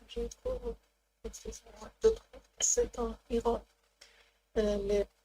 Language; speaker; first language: French; non-native, learner; Persian